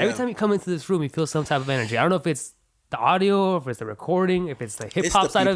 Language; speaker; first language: English; native; English